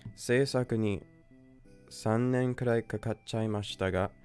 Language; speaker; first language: Japanese; non-native, learner; English